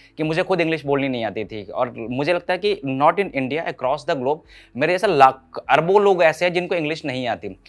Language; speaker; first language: Hindi; native; Hindi